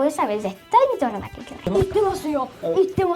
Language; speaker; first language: Japanese; early bilingual, heritage; Japanese